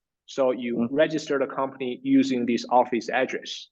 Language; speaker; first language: English; non-native, fluent; Chinese